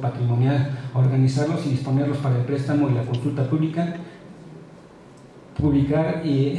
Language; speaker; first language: Spanish; native; Spanish